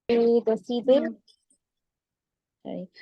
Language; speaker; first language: French; non-native, learner; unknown